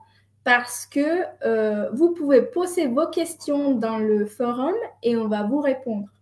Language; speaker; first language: French; non-native, fluent; Spanish